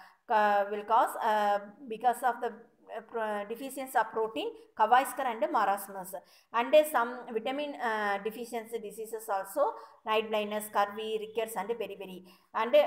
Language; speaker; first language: English; non-native, local second language; Tamil